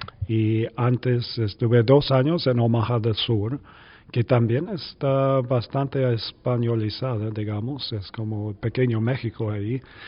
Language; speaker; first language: Spanish; non-native, fluent; English